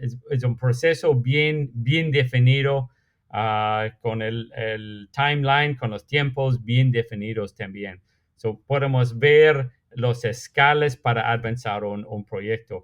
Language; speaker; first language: Spanish; non-native, fluent; English